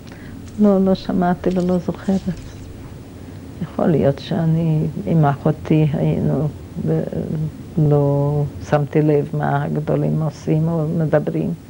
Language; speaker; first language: Hebrew; non-native, fluent; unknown